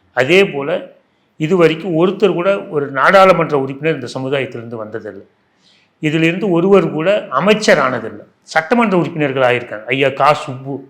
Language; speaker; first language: Tamil; non-native, local second language; Telugu